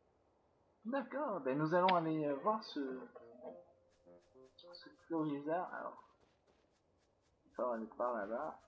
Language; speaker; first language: French; native; French